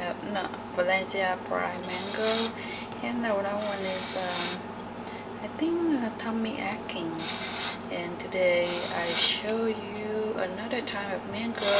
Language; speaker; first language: English; non-native, learner; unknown